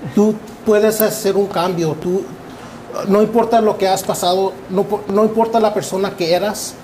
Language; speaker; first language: Spanish; early bilingual, heritage; Spanish